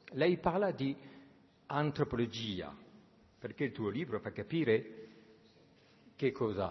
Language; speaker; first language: Italian; non-native, fluent; French